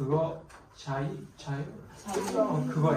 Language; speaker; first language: Korean; non-native, learner; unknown